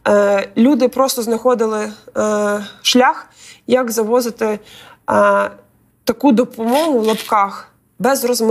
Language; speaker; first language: Ukrainian; native; Ukrainian